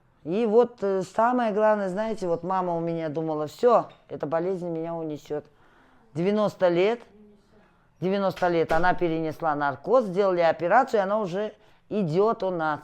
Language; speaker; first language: Russian; native; Russian